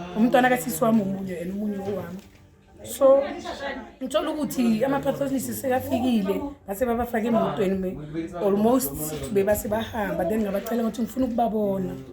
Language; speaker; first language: Zulu; non-native, local second language; Tswana